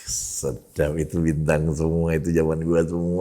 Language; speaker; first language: Indonesian; native; Indonesian